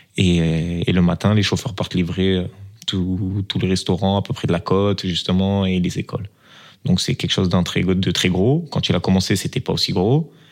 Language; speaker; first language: French; native; French